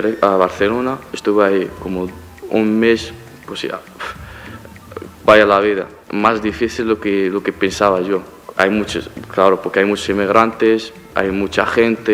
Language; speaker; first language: Spanish; non-native, fluent; Arabic